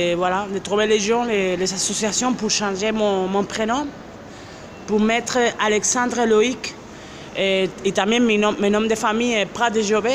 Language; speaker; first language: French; non-native, fluent; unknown